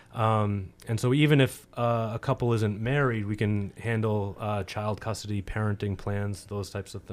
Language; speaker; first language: English; native; English